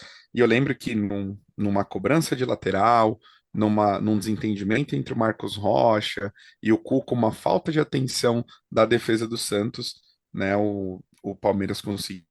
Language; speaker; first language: Portuguese; native; Portuguese